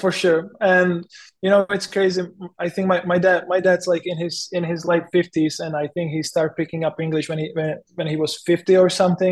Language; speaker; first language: English; non-native, fluent; Czech